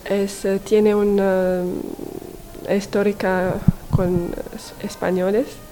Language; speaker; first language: Spanish; non-native, learner; Arabic